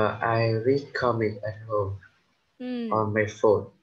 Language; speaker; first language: English; non-native, learner; Vietnamese